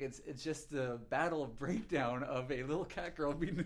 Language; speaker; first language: English; native; English